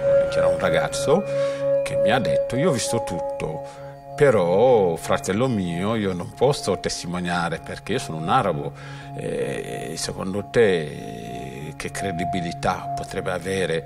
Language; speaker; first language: Italian; non-native, fluent; Wolof